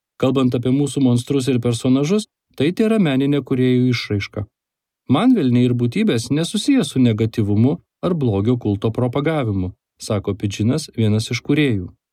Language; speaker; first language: Lithuanian; native; Lithuanian